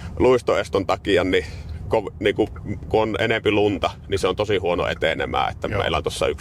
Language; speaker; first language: Finnish; native; Finnish